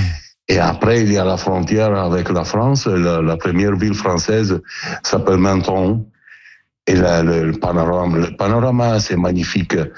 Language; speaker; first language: French; non-native, learner; Italian